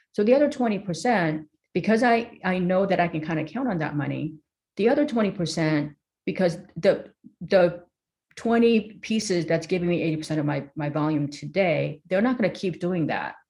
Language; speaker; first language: English; early bilingual, other home language; Korean